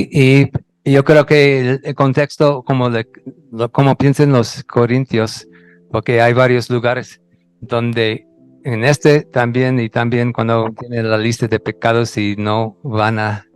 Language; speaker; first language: Spanish; non-native, fluent; English